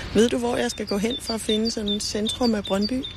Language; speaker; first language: Danish; native; Danish